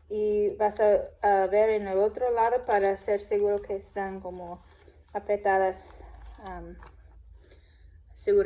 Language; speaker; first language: Spanish; non-native, learner; English